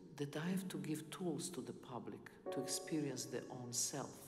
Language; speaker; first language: English; non-native, fluent; Serbian